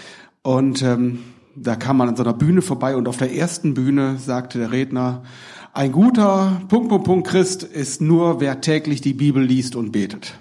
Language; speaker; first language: German; native; German